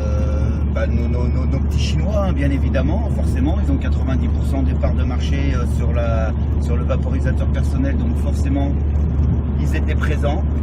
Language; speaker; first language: French; native; French